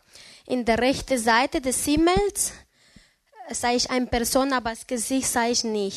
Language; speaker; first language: German; non-native, learner; Romanian